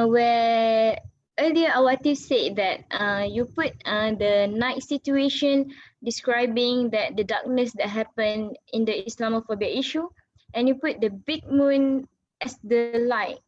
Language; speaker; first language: English; non-native, local second language; Malay